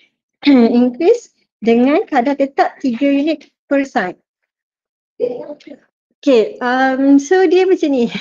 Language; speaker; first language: Malay; native; Malay